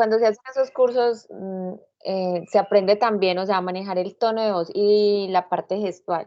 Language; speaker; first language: Spanish; native; Spanish